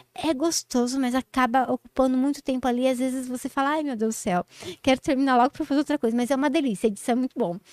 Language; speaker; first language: Portuguese; native; Portuguese